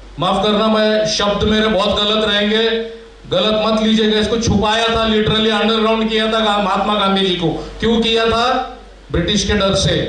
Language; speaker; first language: Hindi; non-native, local second language; Marathi